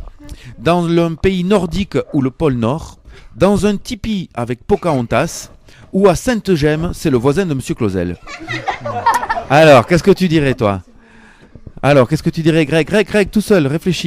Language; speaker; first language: French; native; French